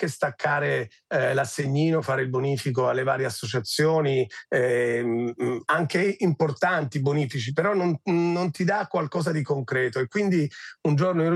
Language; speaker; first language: Italian; native; Italian